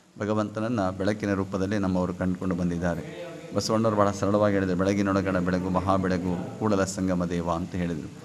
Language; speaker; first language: Kannada; native; Kannada